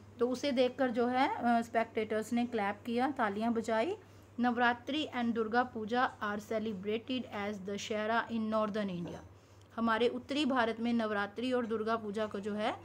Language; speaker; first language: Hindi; non-native, local second language; Punjabi